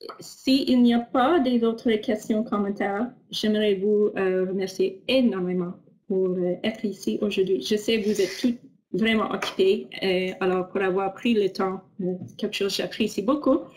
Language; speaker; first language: French; non-native, fluent; English